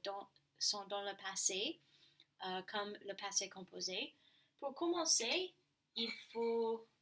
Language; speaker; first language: French; non-native, learner; English